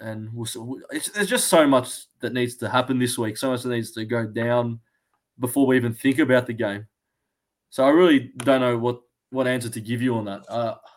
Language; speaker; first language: English; early bilingual, other home language; Greek